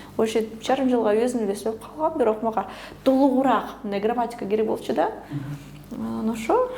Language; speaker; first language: Kyrgyz; early bilingual, other home language; Russian